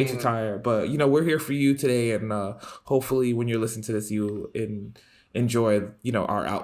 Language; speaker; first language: English; native; English